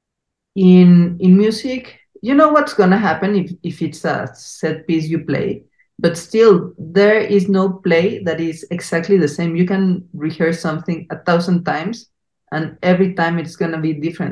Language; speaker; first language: English; non-native, fluent; Spanish